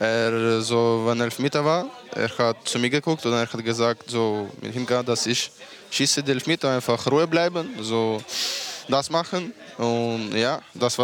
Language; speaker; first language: German; non-native, learner; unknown